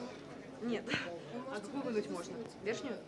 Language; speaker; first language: Russian; native; Russian